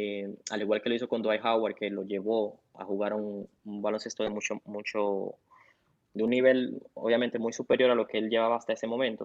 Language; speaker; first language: Spanish; native; Spanish